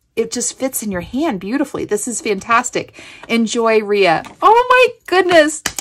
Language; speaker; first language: English; native; English